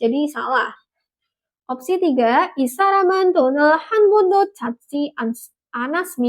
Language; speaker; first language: Korean; non-native, fluent; Indonesian